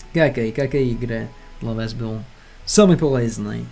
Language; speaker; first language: Russian; non-native, learner; English